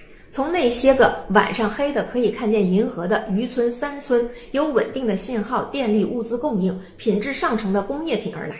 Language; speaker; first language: Chinese; native; Chinese